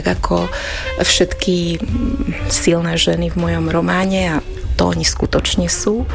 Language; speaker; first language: Slovak; non-native, local second language; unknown